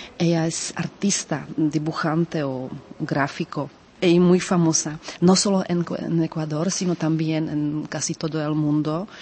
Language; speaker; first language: Spanish; non-native, fluent; Czech